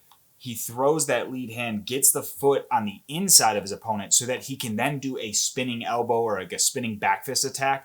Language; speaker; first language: English; native; English